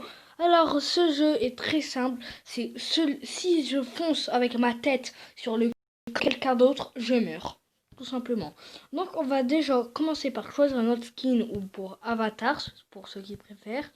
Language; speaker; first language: French; native; French